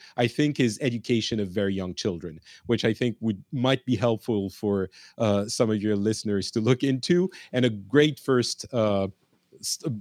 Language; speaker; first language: English; non-native, fluent; Arabic